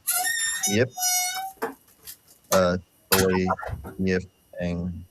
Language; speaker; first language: Vietnamese; non-native, learner; English